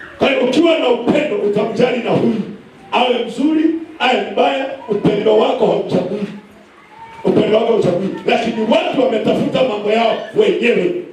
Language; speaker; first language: Swahili; non-native, local second language; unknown